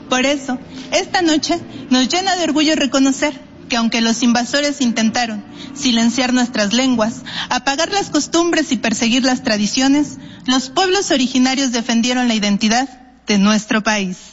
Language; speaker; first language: Spanish; native; Spanish